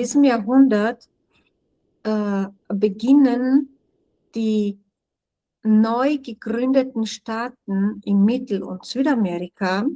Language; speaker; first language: German; non-native, fluent; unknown